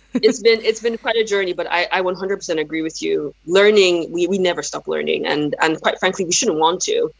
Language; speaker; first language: English; non-native, local second language; Yoruba